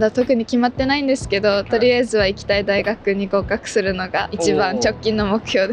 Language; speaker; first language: Japanese; native; Japanese